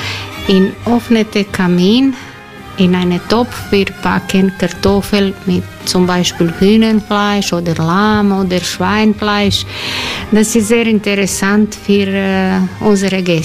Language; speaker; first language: German; non-native, learner; Croatian